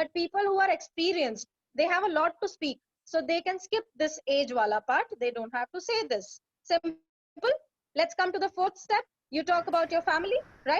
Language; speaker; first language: English; non-native, local second language; Hindi